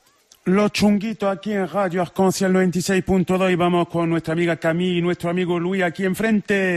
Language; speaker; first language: Spanish; native; Spanish